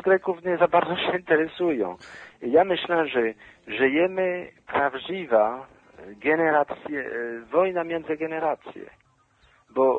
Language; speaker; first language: Polish; non-native, fluent; French